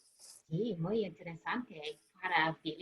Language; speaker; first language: Spanish; non-native, learner; English